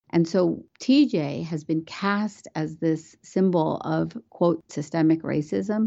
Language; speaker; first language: English; early bilingual, other home language; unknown